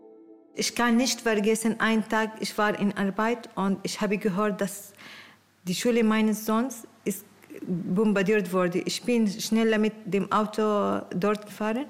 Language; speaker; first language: German; non-native, learner; Arabic